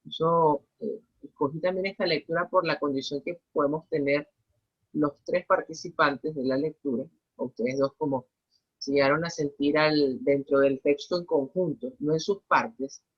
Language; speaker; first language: Spanish; native; Spanish